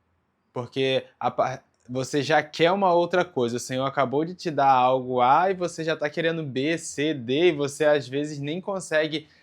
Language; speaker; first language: Portuguese; native; Portuguese